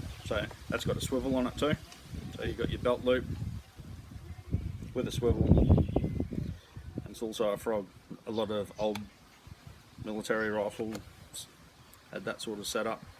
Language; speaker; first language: English; native; English